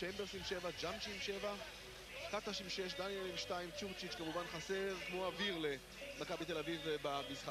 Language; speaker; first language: Hebrew; native; Hebrew